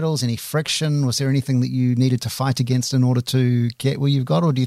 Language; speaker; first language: English; native; English